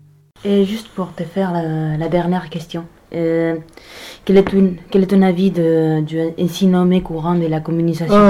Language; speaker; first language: French; non-native, fluent; Spanish